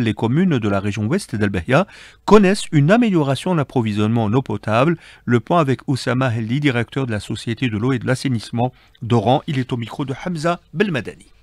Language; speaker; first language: French; non-native, local second language; Arabic